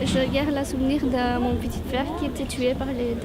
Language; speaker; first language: French; non-native, learner; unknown